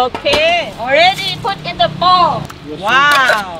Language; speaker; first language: English; non-native, learner; Thai